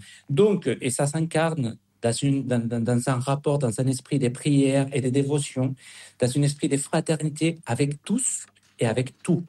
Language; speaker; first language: French; non-native, fluent; Spanish